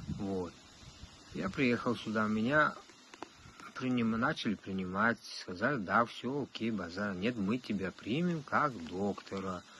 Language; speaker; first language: Russian; non-native, local second language; Tajik